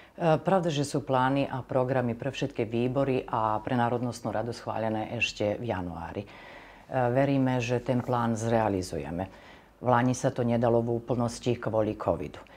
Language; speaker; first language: Slovak; native; Slovak